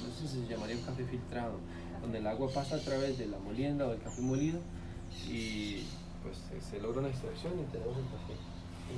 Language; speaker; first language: Spanish; native; Spanish